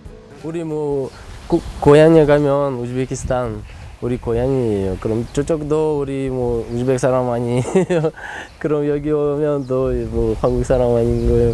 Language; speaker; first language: Korean; non-native, learner; Russian